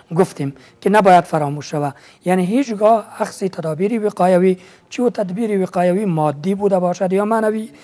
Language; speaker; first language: Persian; native; Persian